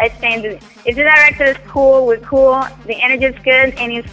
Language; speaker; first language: English; non-native, fluent; Spanish